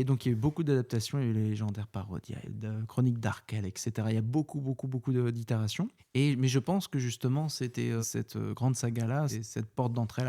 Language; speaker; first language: French; native; French